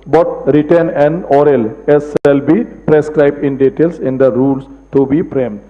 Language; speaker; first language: English; non-native, local second language; Assamese